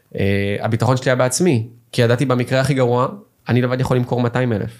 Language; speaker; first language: Hebrew; native; Hebrew